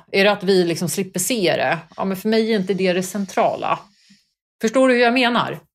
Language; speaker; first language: Swedish; early bilingual, other home language; Kurdish